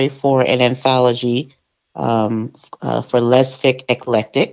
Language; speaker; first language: English; native; English